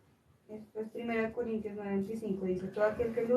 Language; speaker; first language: Spanish; native; Spanish